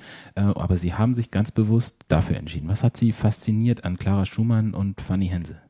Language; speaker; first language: German; native; German